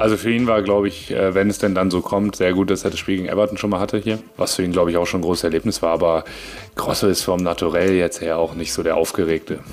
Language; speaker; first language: German; native; German